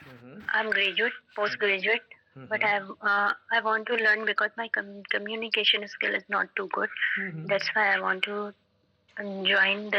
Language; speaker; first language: English; non-native, learner; Hindi